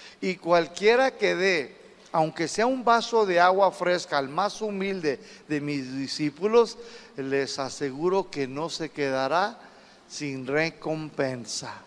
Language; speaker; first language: Spanish; early bilingual, heritage; Spanish